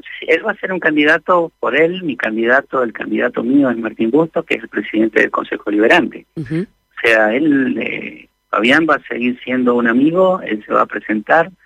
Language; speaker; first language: Spanish; native; Spanish